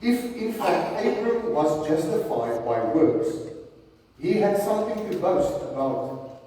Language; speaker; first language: English; non-native, local second language; Afrikaans